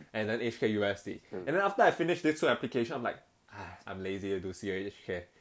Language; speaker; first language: English; non-native, local second language; Cantonese